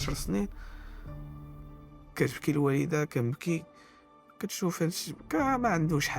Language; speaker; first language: Arabic; native; Arabic